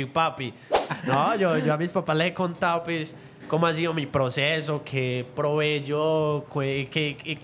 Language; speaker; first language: Spanish; native; Spanish